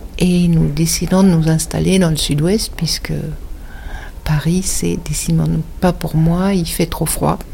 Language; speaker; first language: French; non-native, fluent; German